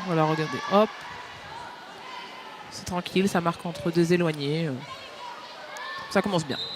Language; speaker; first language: French; native; French